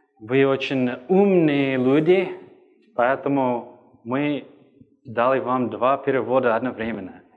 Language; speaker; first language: Russian; non-native, fluent; English